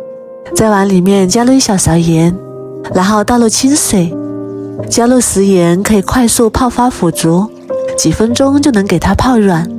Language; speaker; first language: Chinese; native; Chinese